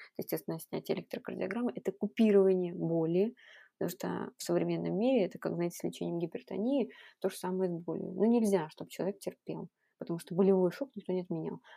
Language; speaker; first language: Russian; native; Russian